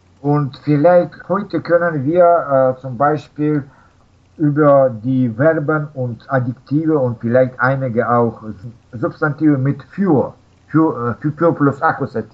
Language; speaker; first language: German; non-native, fluent; Russian